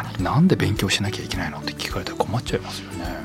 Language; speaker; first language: Japanese; early bilingual, heritage; Japanese